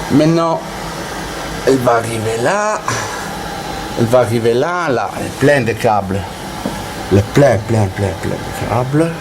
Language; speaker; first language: French; non-native, learner; Italian